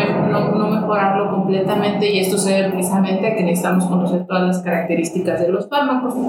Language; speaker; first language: Spanish; native; Spanish